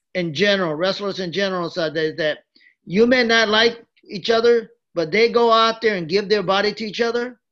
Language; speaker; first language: English; early bilingual, other home language; Japanese